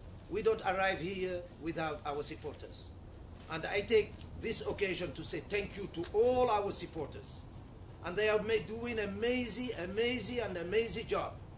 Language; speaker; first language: English; non-native, learner; Arabic